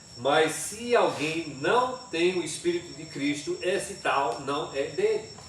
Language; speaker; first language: Portuguese; non-native, fluent; English